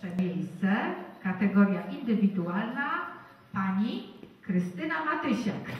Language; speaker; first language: Polish; native; Polish